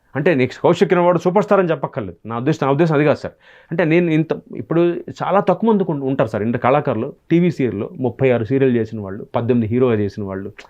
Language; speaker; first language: Telugu; native; Telugu